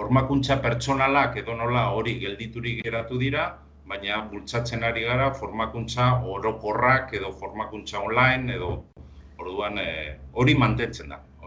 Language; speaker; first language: Basque; non-native, local second language; Spanish